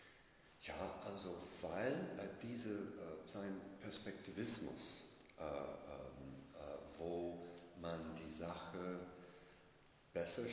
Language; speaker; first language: German; non-native, fluent; English